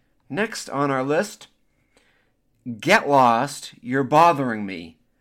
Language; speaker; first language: English; native; English